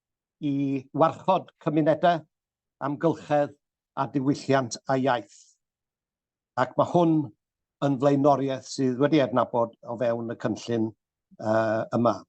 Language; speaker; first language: Welsh; native; Welsh